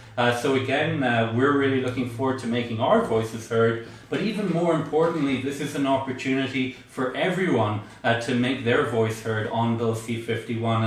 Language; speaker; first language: English; native; English